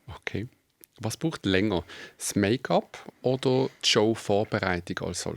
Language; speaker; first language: German; native; German